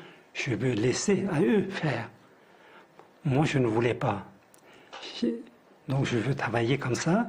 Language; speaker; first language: French; non-native, fluent; Tibetan